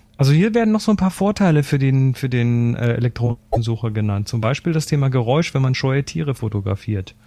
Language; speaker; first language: German; native; German